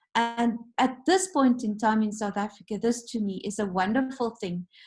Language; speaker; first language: English; non-native, local second language; Afrikaans